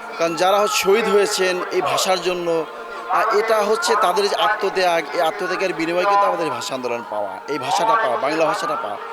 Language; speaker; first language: Bangla; native; Bangla